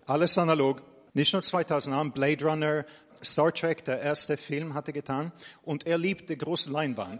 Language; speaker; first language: German; non-native, fluent; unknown